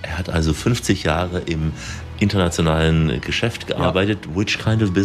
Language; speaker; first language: German; native; German